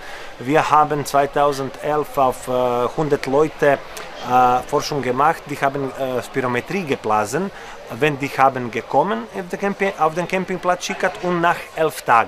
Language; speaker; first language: German; non-native, learner; Croatian